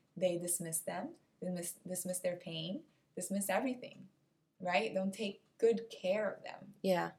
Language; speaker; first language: English; non-native, fluent; Portuguese